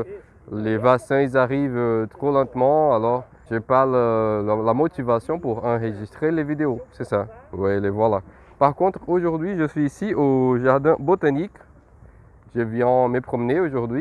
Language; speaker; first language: French; non-native, fluent; Portuguese